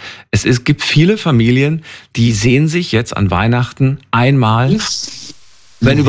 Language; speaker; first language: German; native; German